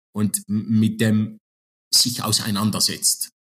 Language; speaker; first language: German; non-native, fluent; Arabic